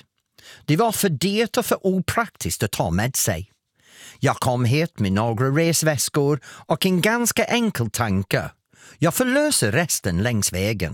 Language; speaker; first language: Swedish; non-native, fluent; English